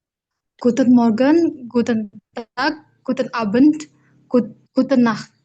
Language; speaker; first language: German; non-native, learner; Indonesian